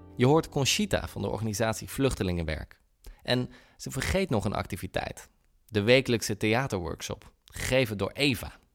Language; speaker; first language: Dutch; native; Dutch